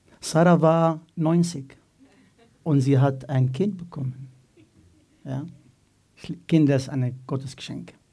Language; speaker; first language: German; non-native, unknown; Arabic